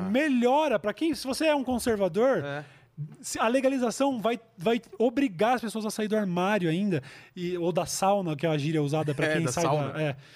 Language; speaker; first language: Portuguese; native; Portuguese